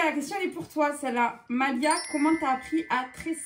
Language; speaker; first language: French; native; French